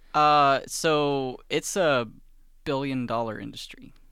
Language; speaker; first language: English; early bilingual, other home language; Swedish